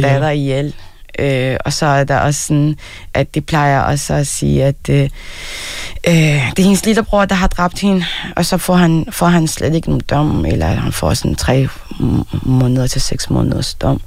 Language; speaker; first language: Danish; early bilingual, other home language; Arabic